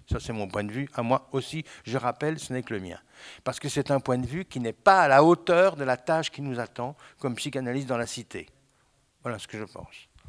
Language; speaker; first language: French; native; French